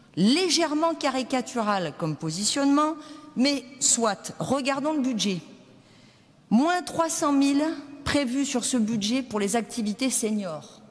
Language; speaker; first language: French; native; French